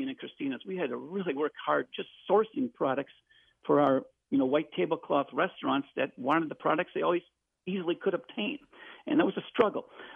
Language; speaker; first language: English; native; English